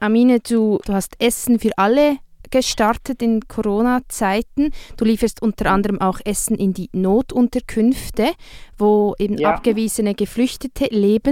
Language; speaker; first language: German; native; German